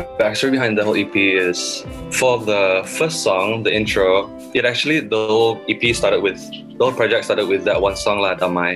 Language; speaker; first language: English; non-native, local second language; Malay